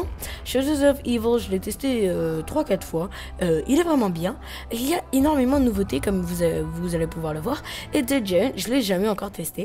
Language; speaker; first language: French; native; French